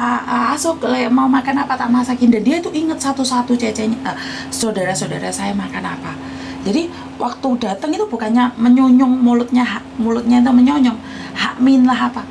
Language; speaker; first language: Indonesian; non-native, local second language; Javanese